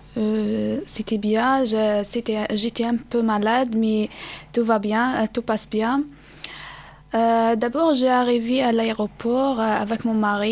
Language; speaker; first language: French; non-native, learner; Arabic